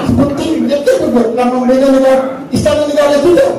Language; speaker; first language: Malay; native; Malay